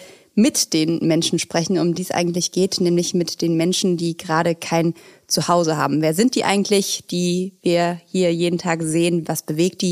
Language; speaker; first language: German; native; German